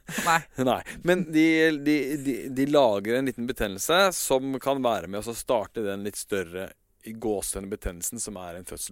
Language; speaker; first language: Norwegian; native; Norwegian